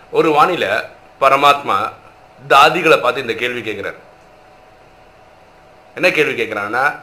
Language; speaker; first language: Tamil; native; Tamil